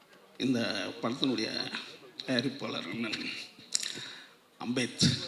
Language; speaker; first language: Tamil; native; Tamil